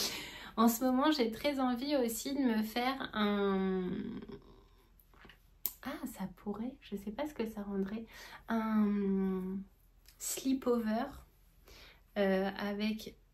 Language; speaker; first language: French; native; French